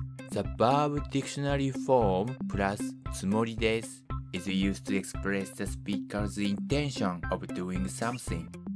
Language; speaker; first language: English; non-native, fluent; Japanese